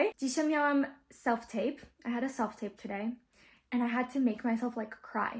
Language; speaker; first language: English; early bilingual, other home language; Polish